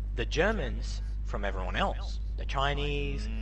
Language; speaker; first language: English; native; English